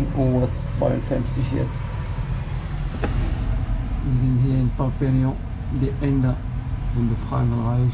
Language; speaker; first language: German; non-native, fluent; Arabic